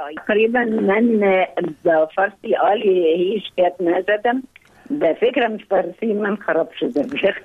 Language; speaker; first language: Persian; non-native, learner; Arabic